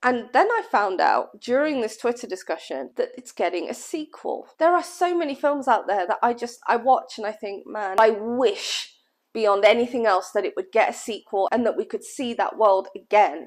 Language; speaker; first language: English; native; English